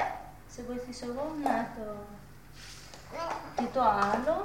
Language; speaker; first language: Greek; native; Greek